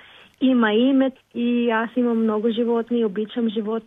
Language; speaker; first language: Bulgarian; non-native, learner; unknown